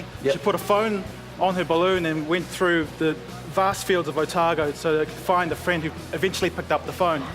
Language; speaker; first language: English; native; English